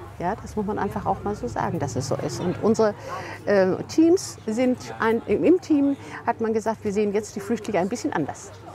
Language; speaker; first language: German; native; German